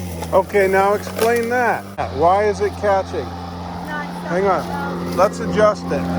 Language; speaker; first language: English; native; English